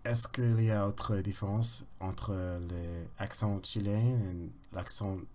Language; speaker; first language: French; non-native, learner; English